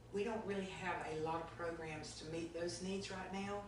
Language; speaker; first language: English; native; English